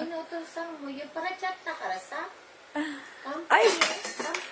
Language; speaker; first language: Japanese; non-native, learner; Filipino